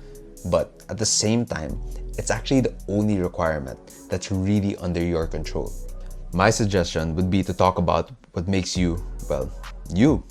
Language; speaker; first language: English; non-native, local second language; Filipino